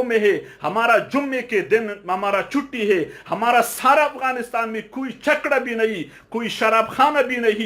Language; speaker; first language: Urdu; non-native, fluent; Pashto